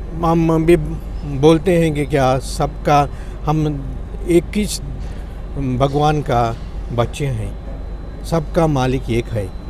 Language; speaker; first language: Hindi; non-native, local second language; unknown